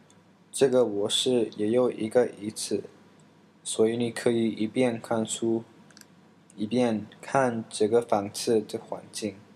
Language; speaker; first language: Chinese; non-native, learner; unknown